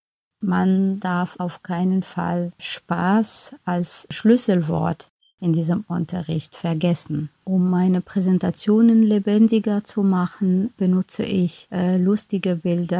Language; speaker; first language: German; non-native, fluent; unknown